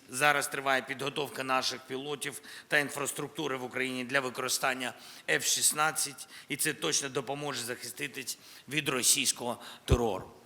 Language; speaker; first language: Ukrainian; non-native, local second language; Russian